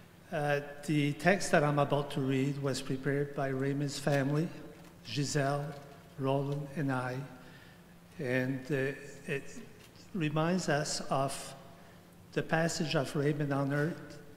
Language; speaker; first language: English; non-native, local second language; French